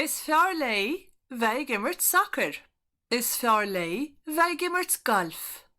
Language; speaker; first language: Irish; non-native, learner; English